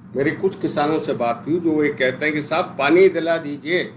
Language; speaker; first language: Hindi; native; Hindi